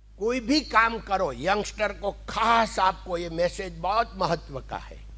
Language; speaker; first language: Hindi; non-native, local second language; Gujarati